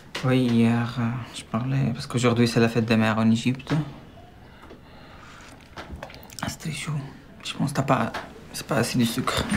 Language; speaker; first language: French; non-native, fluent; Arabic